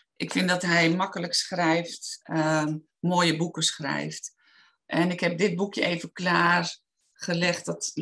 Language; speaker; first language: Dutch; native; Dutch